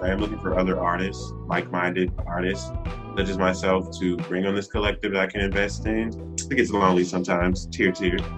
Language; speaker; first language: English; native; English